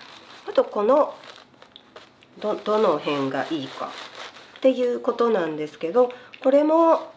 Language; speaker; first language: Japanese; native; Japanese